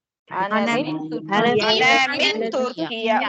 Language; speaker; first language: Arabic; non-native, learner; Tamil